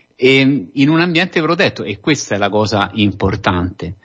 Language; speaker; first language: Italian; native; Italian